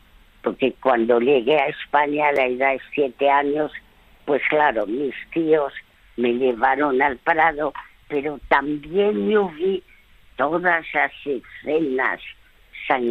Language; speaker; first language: Spanish; early bilingual, other home language; French